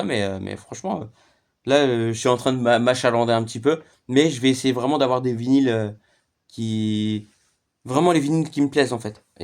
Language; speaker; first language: French; native; French